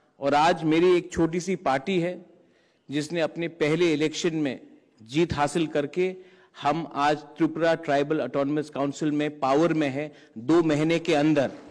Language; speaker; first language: Hindi; non-native, local second language; Kok Borok